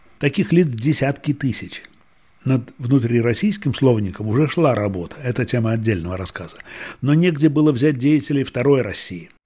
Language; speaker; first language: Russian; native; Russian